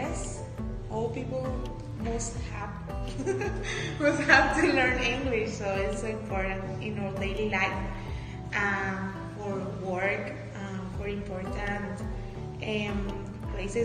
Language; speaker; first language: English; non-native, fluent; Spanish